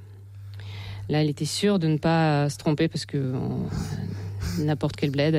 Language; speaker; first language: French; non-native, fluent; Russian